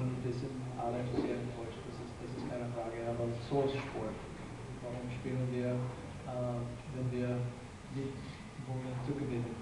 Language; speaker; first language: German; non-native, fluent; English